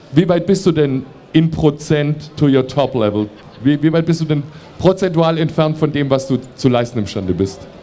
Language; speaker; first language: German; native; German